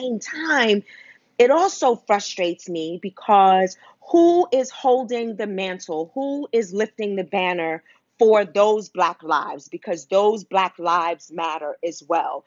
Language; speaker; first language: English; native; English